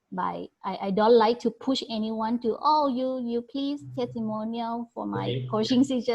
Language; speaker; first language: English; non-native, learner; Thai